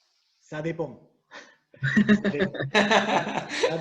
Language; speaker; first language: French; non-native, fluent; Spanish